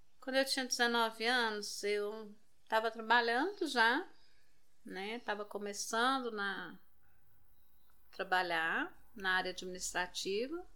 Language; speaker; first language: Portuguese; native; Portuguese